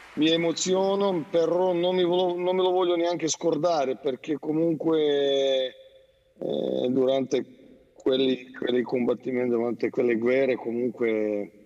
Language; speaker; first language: Italian; non-native, fluent; Serbian